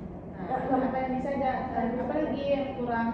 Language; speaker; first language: Indonesian; native; Indonesian